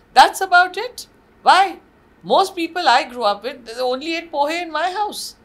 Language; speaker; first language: English; non-native, local second language; Marathi